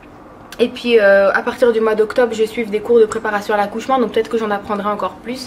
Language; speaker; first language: French; early bilingual, other home language; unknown